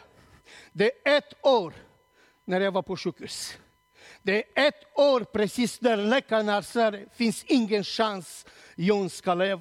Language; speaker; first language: Swedish; non-native, learner; Romanian